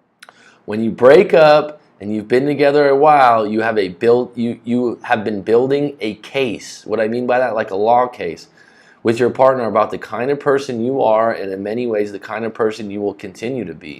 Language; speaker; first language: English; native; English